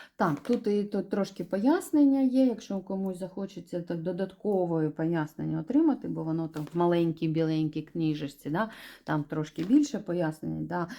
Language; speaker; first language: Ukrainian; non-native, local second language; Russian